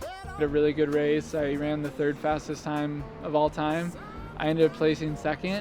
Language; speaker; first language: English; native; English